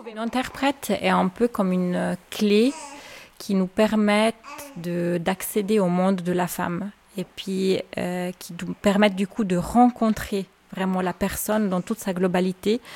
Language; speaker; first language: French; native; French